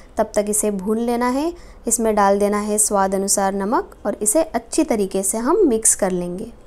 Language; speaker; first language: Hindi; non-native, local second language; Marathi